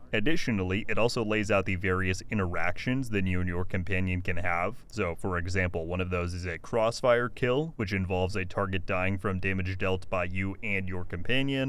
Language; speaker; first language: English; native; English